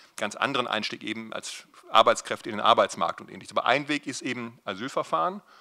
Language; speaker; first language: German; native; German